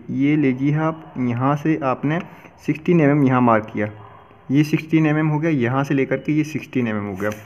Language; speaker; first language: Hindi; native; Hindi